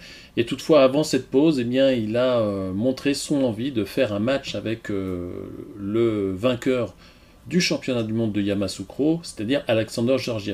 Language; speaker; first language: French; native; French